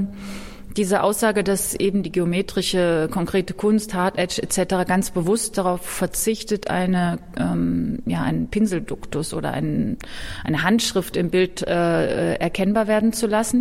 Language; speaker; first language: German; native; German